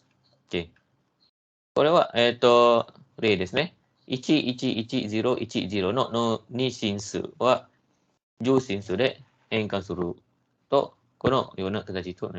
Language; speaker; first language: Japanese; non-native, fluent; Malay